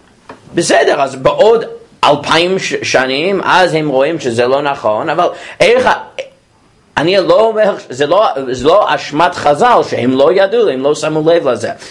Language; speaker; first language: Hebrew; non-native, fluent; English